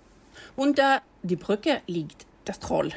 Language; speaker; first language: German; non-native, fluent; Norwegian